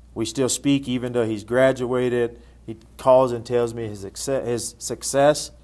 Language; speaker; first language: English; native; English